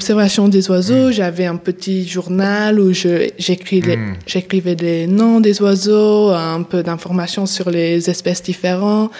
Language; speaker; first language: French; early bilingual, heritage; English